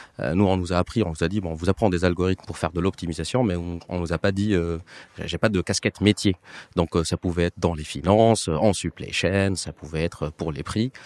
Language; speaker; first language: French; non-native, local second language; Arabic